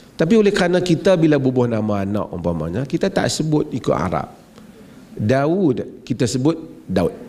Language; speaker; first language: Malay; native; Malay